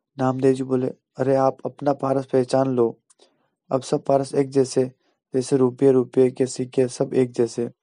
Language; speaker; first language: Hindi; native; Hindi